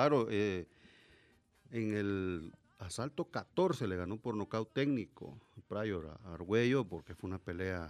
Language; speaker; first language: Spanish; native; Spanish